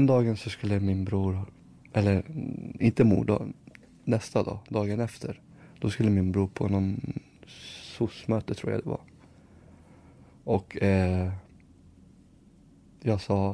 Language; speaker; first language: Swedish; early bilingual, other home language; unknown